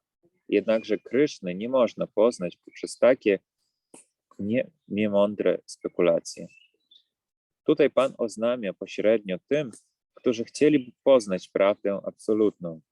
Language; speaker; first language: Polish; native; Polish